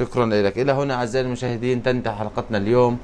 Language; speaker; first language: Arabic; native; Arabic